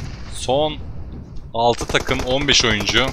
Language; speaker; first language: Turkish; native; Turkish